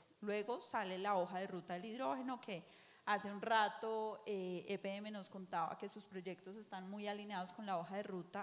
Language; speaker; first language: Spanish; native; Spanish